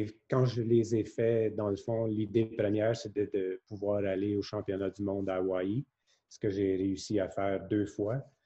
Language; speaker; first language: French; native; French